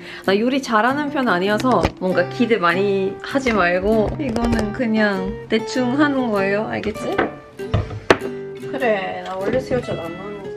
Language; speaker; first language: Korean; non-native, fluent; Swedish